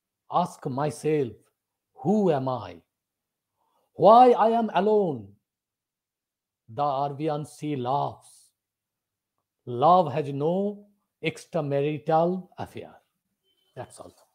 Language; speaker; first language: English; non-native, local second language; Bangla